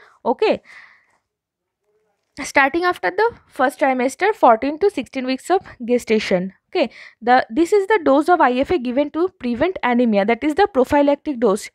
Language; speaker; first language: English; non-native, local second language; Bangla